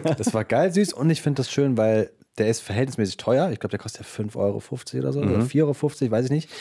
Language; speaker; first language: German; native; German